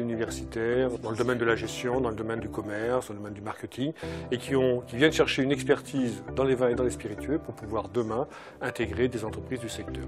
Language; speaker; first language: French; native; French